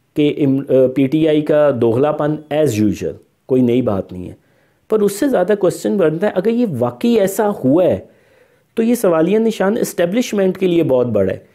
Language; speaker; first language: Urdu; non-native, local second language; Punjabi